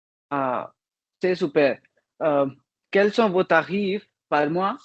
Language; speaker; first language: French; non-native, learner; Hindi